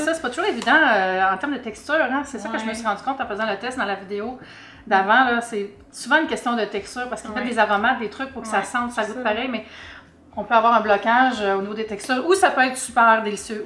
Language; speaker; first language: French; native; French